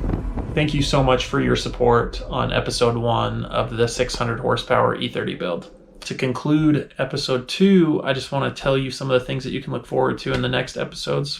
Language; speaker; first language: English; native; English